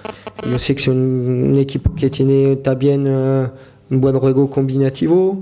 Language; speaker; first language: Spanish; non-native, fluent; French